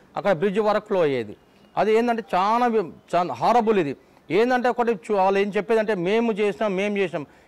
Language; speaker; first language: Telugu; native; Telugu